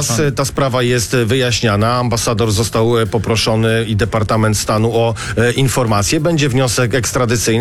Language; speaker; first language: Polish; native; Polish